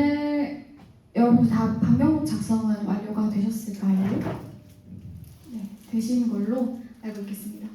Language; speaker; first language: Korean; native; Korean